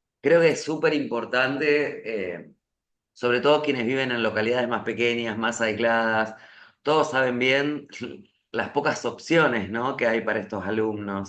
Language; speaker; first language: Spanish; native; Spanish